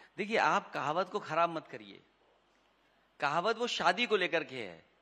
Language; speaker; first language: Hindi; native; Hindi